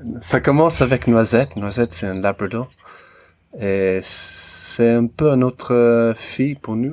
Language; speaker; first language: French; non-native, learner; English